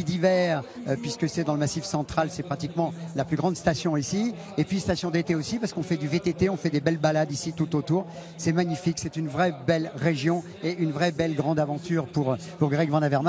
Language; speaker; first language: French; native; French